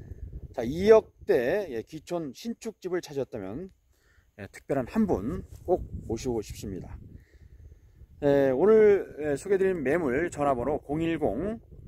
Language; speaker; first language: Korean; native; Korean